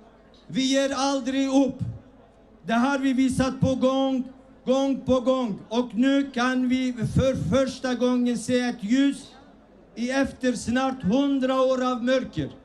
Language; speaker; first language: Swedish; early bilingual, other home language; Kurdish